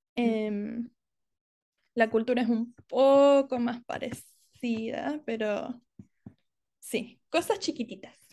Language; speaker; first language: Spanish; early bilingual, heritage; Spanish